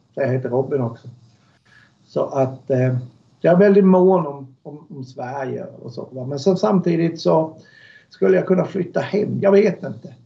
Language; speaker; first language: Swedish; native; Swedish